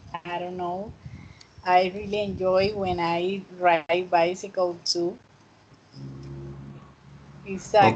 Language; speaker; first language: English; non-native, fluent; Spanish